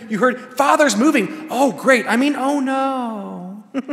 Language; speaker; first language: English; native; English